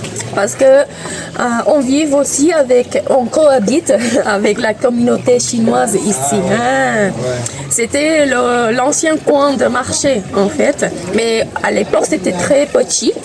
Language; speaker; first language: French; non-native, fluent; Thai